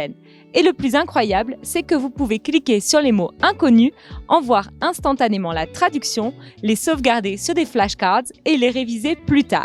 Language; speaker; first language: French; native; French